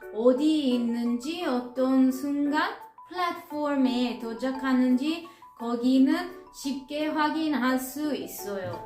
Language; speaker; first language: Korean; non-native, fluent; Italian